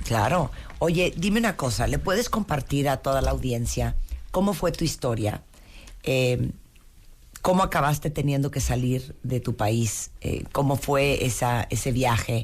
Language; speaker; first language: Spanish; native; Spanish